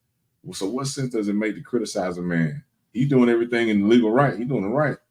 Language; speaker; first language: English; native; English